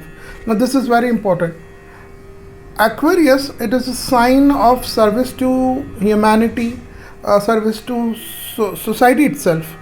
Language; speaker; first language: English; non-native, local second language; Hindi